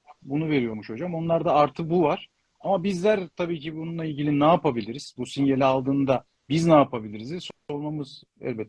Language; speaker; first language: Turkish; native; Turkish